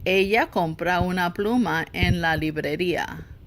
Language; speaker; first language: Spanish; non-native, learner; English